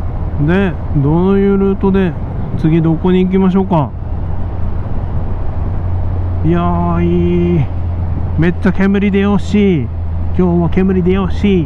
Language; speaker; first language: Japanese; native; Japanese